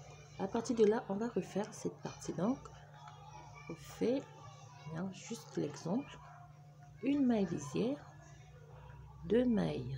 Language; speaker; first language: French; native; French